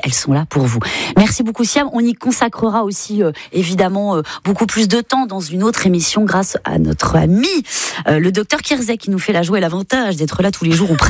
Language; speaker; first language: French; native; French